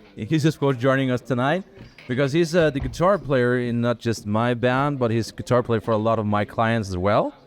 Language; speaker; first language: English; non-native, fluent; Danish